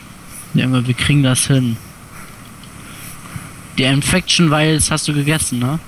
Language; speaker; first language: German; native; German